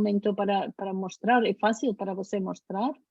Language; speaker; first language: Portuguese; non-native, fluent; Spanish